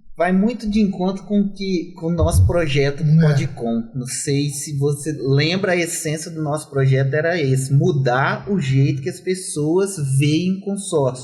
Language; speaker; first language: Portuguese; native; Portuguese